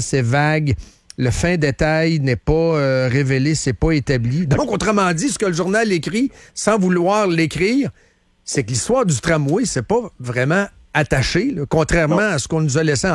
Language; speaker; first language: French; native; French